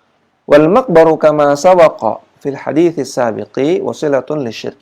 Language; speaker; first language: Arabic; non-native, fluent; Indonesian